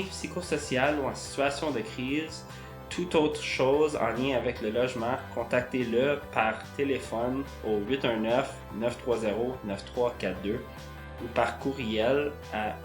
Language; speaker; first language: French; native; French